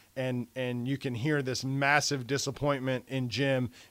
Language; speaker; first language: English; native; English